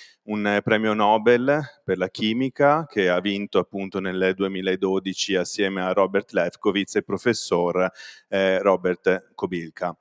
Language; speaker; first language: Italian; native; Italian